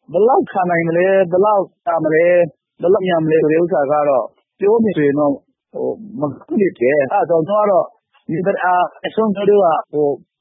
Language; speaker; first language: Burmese; non-native, local second language; Hakha Chin